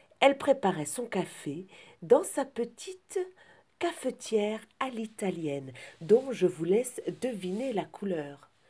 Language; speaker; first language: French; native; French